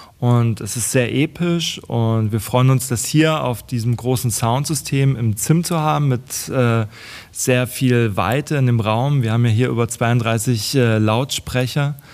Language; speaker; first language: German; non-native, local second language; Upper Sorbian